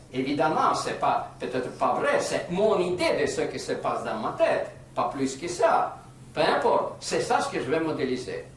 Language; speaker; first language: French; non-native, fluent; Russian